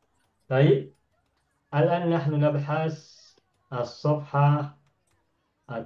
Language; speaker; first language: Arabic; non-native, fluent; Indonesian